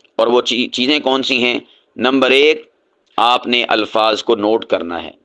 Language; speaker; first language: Urdu; native; Urdu